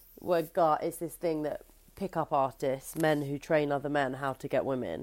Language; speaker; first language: English; native; English